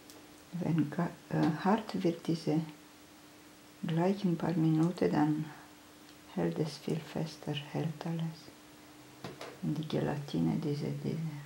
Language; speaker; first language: German; non-native, fluent; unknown